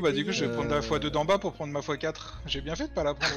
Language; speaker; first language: French; native; French